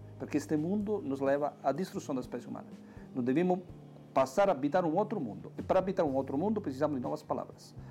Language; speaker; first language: Portuguese; non-native, fluent; Italian